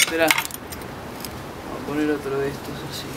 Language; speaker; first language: Spanish; native; Spanish